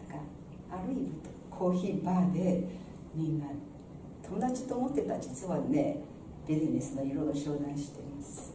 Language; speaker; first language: Japanese; non-native, fluent; Chinese